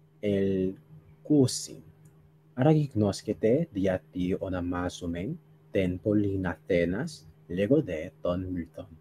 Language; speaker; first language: Greek; non-native, learner; Spanish